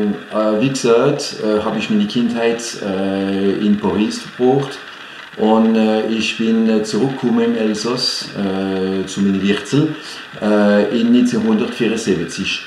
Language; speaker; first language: German; non-native, fluent; French